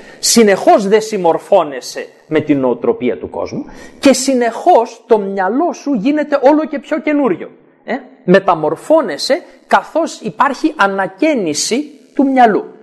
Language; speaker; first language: Greek; native; Greek